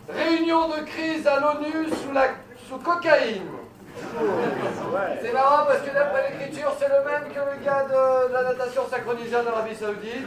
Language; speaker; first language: French; native; French